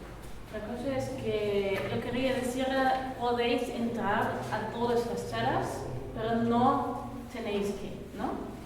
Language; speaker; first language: Spanish; non-native, learner; German